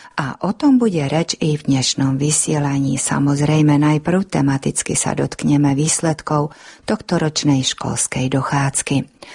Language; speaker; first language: Slovak; non-native, local second language; Hungarian